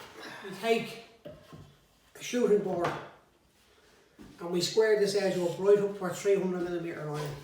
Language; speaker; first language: English; native; English